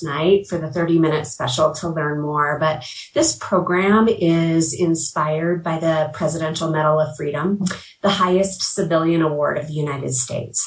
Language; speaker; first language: English; native; English